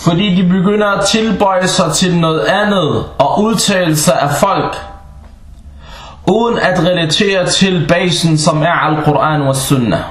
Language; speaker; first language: Danish; early bilingual, other home language; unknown